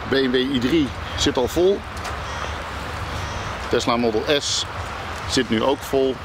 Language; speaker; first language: Dutch; native; Dutch